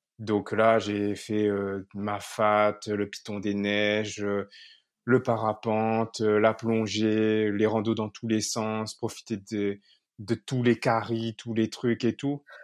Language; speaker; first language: French; native; French